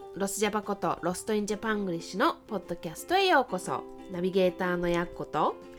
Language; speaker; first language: Japanese; native; Japanese